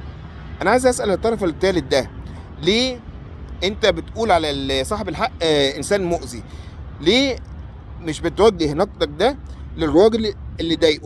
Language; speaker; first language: Arabic; native; Arabic